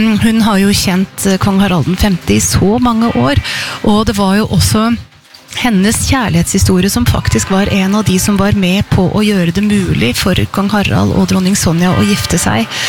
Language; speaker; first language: Norwegian; native; Norwegian